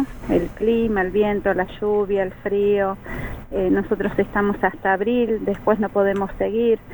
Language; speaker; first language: Spanish; native; Spanish